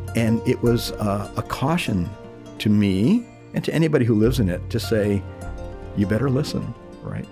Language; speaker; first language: English; early bilingual, other home language; Spanish